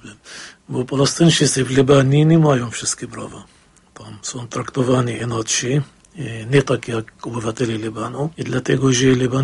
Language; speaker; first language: Polish; non-native, fluent; Arabic